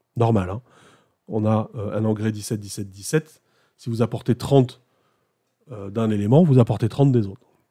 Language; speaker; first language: French; native; French